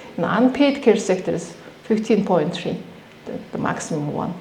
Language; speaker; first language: English; non-native, fluent; Mongolian